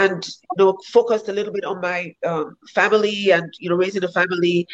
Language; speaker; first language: English; non-native, local second language; Yoruba